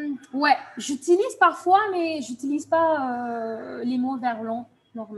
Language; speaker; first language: French; non-native, fluent; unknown